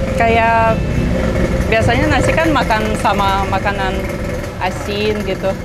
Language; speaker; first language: Indonesian; non-native, fluent; Russian